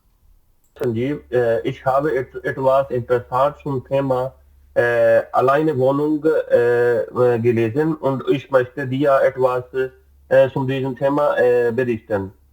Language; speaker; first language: German; non-native, learner; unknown